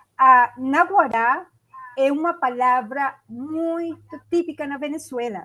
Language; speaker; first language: Portuguese; non-native, fluent; Spanish